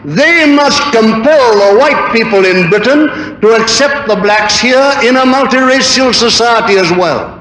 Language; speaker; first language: English; native; English